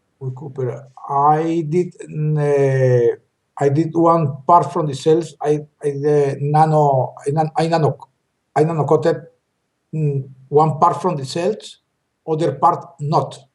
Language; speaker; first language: English; non-native, learner; Spanish